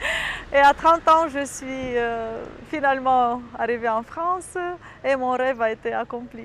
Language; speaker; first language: French; non-native, fluent; Romanian